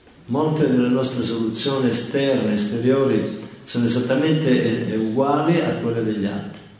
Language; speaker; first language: Italian; native; Italian